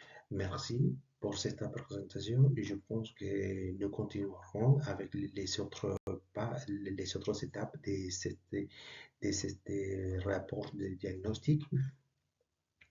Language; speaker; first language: French; non-native, learner; Spanish